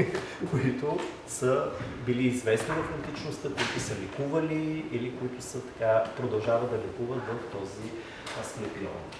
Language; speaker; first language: Bulgarian; native; Bulgarian